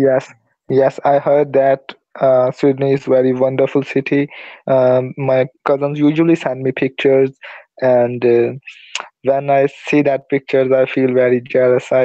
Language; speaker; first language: English; non-native, learner; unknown